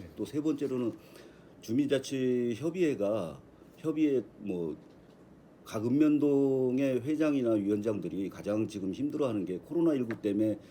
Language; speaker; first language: Korean; native; Korean